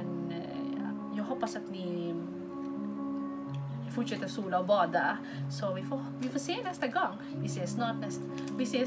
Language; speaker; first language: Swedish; non-native, fluent; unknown